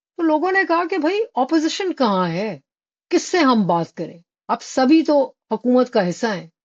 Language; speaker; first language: Urdu; native; Urdu